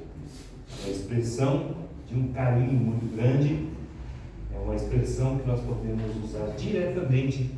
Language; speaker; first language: Portuguese; native; Portuguese